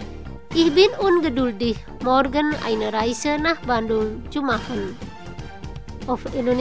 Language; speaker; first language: German; non-native, learner; Indonesian